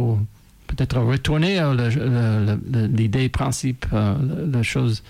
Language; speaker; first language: French; non-native, fluent; English